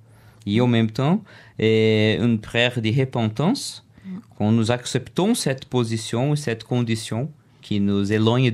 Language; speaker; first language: French; non-native, learner; Portuguese